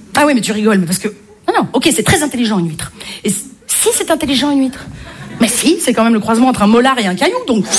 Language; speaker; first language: French; native; French